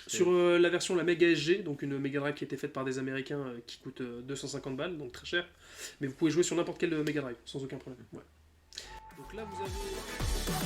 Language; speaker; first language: French; native; French